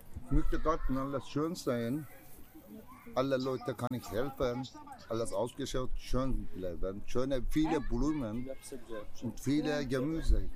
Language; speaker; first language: German; non-native, learner; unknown